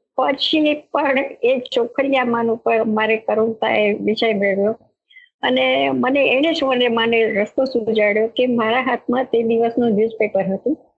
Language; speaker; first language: Gujarati; native; Gujarati